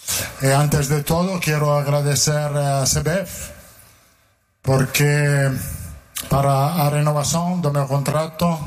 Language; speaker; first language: Portuguese; non-native, learner; Italian